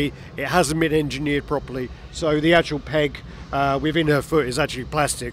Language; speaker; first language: English; native; English